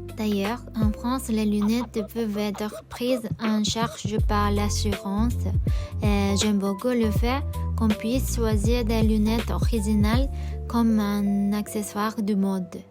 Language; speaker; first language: French; non-native, fluent; Japanese